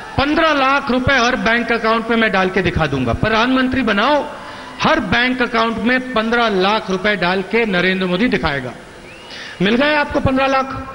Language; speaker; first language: Hindi; native; Hindi